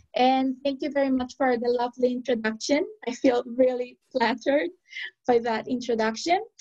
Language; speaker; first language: English; non-native, fluent; Spanish